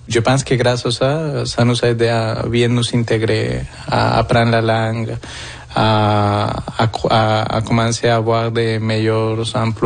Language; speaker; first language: French; non-native, fluent; Spanish